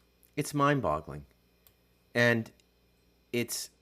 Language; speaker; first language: English; native; English